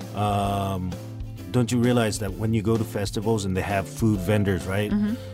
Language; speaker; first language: English; early bilingual, other home language; Japanese